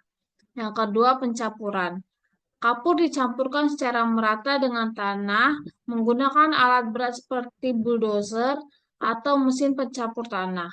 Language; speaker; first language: Indonesian; native; Indonesian